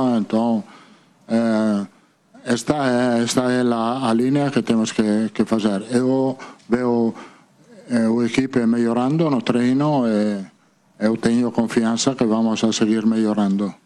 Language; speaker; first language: Portuguese; non-native, fluent; Italian